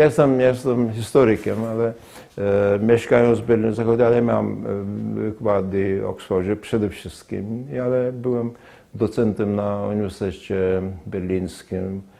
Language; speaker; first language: Polish; non-native, fluent; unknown